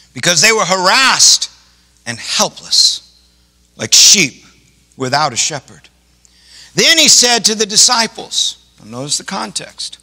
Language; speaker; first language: English; native; English